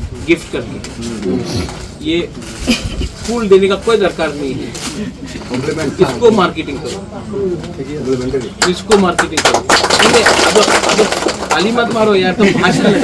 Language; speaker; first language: Hindi; non-native, local second language; Kok Borok